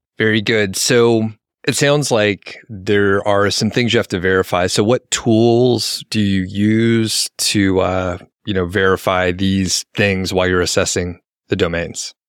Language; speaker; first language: English; native; English